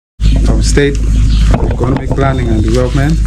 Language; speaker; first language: English; non-native, local second language; Acoli